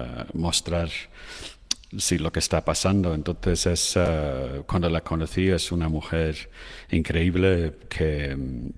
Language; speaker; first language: Spanish; non-native, fluent; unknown